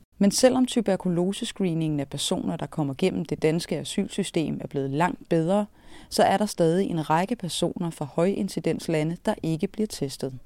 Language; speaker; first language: Danish; native; Danish